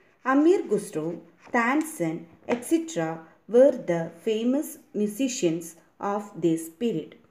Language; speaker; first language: English; non-native, local second language; Malayalam